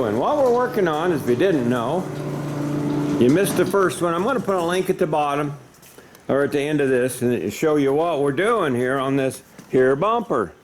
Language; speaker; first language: English; native; English